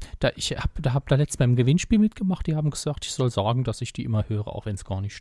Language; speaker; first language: German; native; German